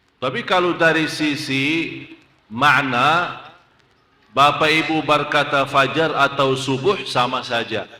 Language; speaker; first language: Malay; non-native, fluent; Arabic